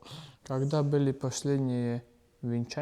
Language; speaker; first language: Russian; non-native, local second language; Latvian